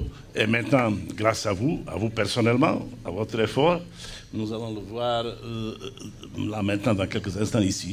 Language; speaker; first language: French; non-native, fluent; Serbian